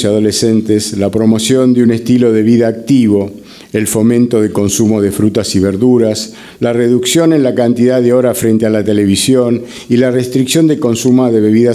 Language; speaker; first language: Spanish; native; Spanish